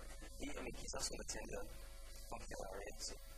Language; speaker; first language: Spanish; non-native, fluent; English